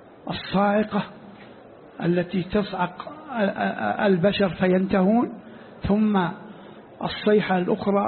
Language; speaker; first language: Arabic; native; Arabic